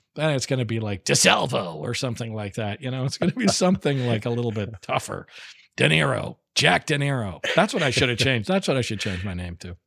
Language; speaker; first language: English; native; English